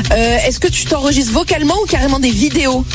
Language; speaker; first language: French; native; French